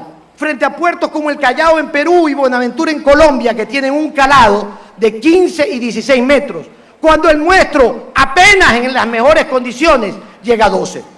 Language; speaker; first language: Spanish; native; Spanish